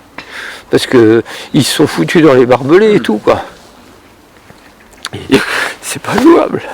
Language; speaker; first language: French; native; French